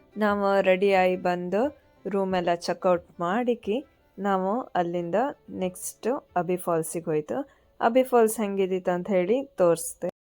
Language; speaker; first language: Kannada; native; Kannada